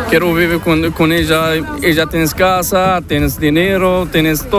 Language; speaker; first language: Spanish; non-native, learner; Arabic